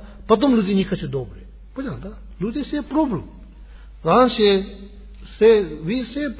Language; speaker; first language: Russian; non-native, learner; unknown